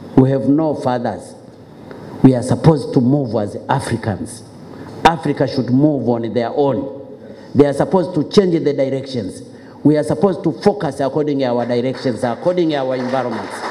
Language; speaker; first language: English; non-native, local second language; Swahili